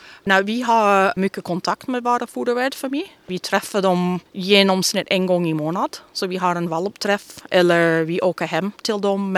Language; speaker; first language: Swedish; non-native, fluent; English